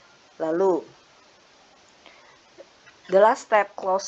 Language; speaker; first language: English; non-native, fluent; Indonesian